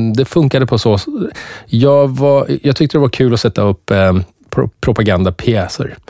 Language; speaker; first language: Swedish; early bilingual, other home language; Persian